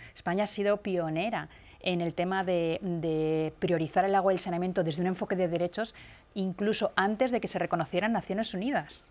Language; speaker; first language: Spanish; native; Spanish